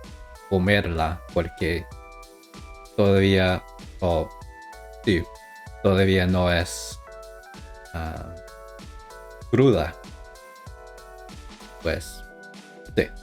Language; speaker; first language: Spanish; non-native, learner; English